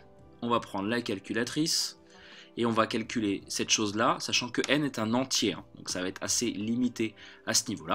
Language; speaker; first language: French; native; French